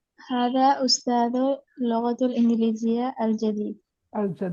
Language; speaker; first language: Arabic; non-native, learner; Tamil